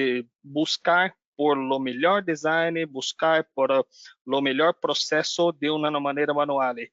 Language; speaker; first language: Spanish; non-native, learner; Portuguese